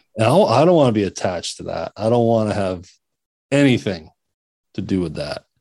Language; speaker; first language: English; native; English